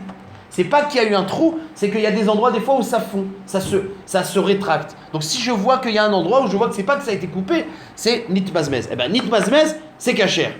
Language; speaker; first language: French; native; French